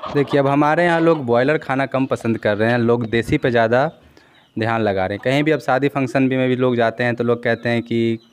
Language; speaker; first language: Hindi; native; Hindi